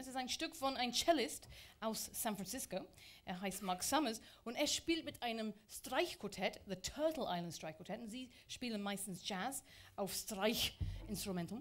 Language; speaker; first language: German; non-native, fluent; English